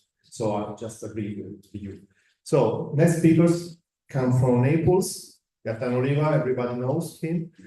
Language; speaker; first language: English; non-native, fluent; Italian